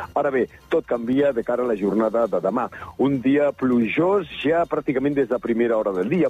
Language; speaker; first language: Catalan; native; Catalan